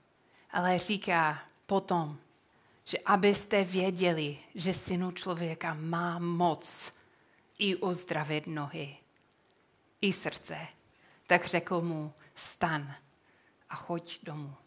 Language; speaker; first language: Czech; non-native, fluent; English